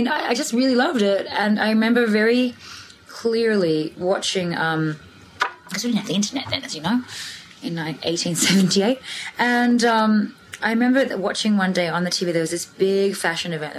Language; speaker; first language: English; native; English